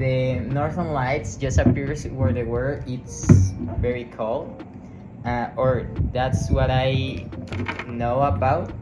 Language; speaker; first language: English; non-native, learner; Spanish